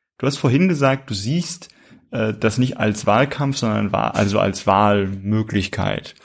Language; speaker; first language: German; native; German